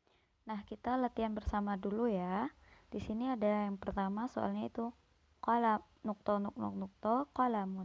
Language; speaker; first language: Indonesian; native; Indonesian